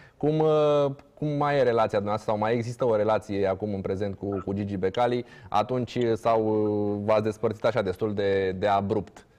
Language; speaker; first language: Romanian; native; Romanian